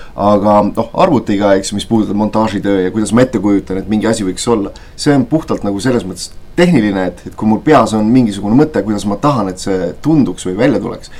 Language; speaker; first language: Estonian; native; Estonian